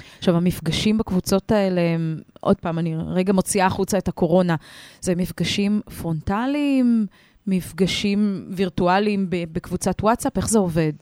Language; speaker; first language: Hebrew; native; Hebrew